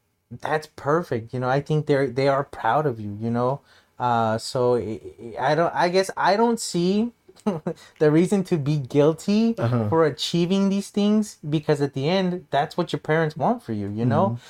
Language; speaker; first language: English; early bilingual, other home language; Spanish